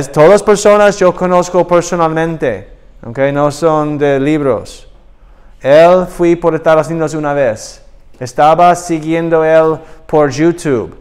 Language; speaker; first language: Spanish; non-native, learner; English